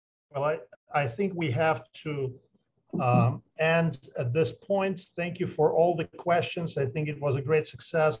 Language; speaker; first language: English; non-native, fluent; Ukrainian